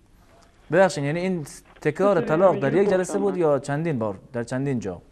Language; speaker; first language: Persian; native; Persian